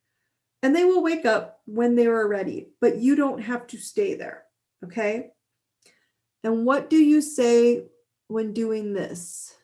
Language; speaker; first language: English; native; English